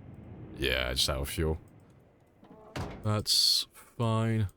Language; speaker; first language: English; native; English